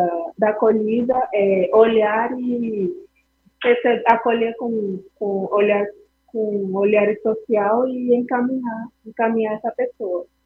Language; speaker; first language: Portuguese; non-native, fluent; Spanish